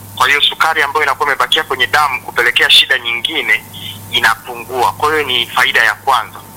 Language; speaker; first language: Swahili; native; Swahili